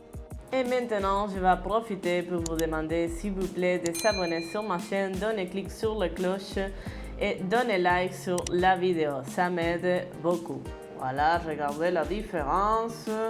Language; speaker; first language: French; non-native, learner; Spanish